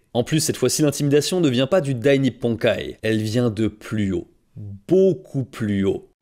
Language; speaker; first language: French; native; French